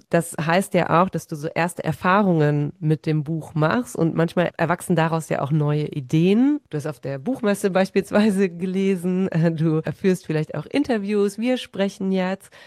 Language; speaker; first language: German; native; German